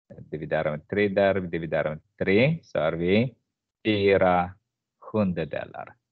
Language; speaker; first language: Swedish; non-native, fluent; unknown